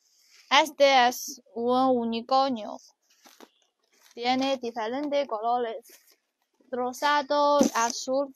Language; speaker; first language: Spanish; non-native, learner; Chinese